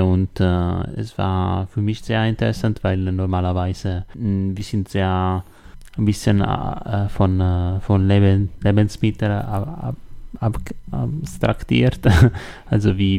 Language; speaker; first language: German; non-native, learner; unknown